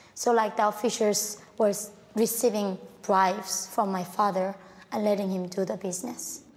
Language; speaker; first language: English; non-native, fluent; Korean